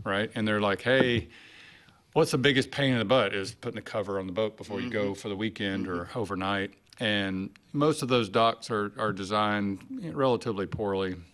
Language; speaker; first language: English; native; English